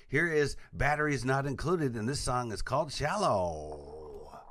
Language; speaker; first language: English; native; English